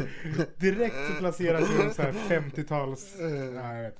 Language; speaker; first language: Swedish; native; Swedish